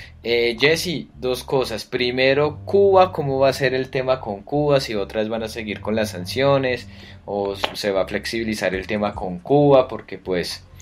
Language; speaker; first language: Spanish; native; Spanish